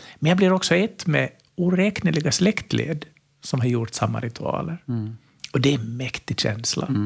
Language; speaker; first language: Swedish; native; Swedish